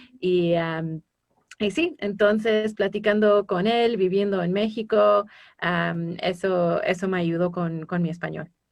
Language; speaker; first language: Spanish; non-native, fluent; English